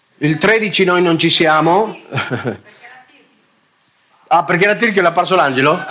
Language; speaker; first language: Italian; non-native, fluent; Spanish